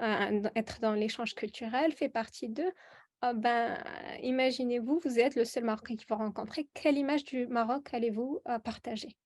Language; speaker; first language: French; non-native, local second language; Arabic